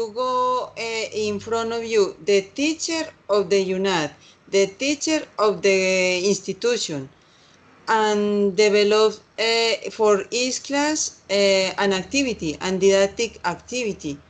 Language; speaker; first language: English; non-native, learner; Spanish